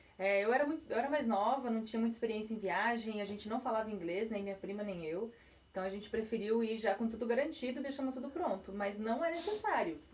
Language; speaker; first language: Portuguese; early bilingual, heritage; Portuguese